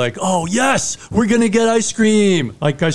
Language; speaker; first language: English; non-native, fluent; Italian